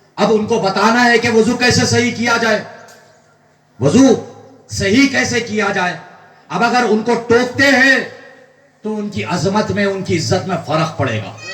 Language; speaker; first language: Urdu; native; Urdu